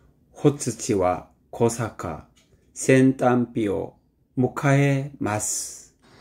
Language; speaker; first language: Japanese; non-native, learner; Korean